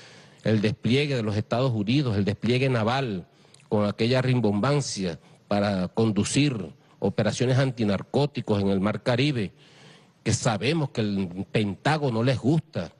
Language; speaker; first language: Spanish; native; Spanish